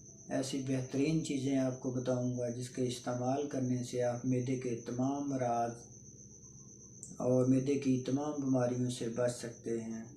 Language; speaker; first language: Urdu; non-native, local second language; Punjabi